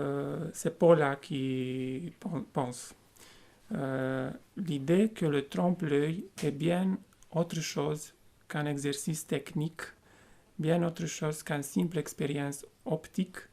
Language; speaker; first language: French; non-native, fluent; Romanian